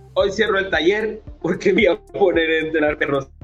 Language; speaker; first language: Spanish; native; Spanish